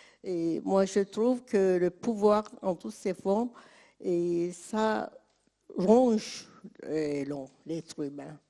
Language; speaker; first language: French; non-native, fluent; Turkish